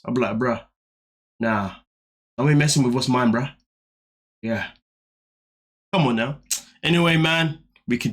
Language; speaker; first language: English; native; English